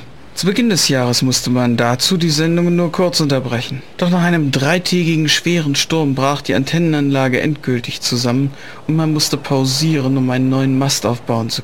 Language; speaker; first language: German; native; German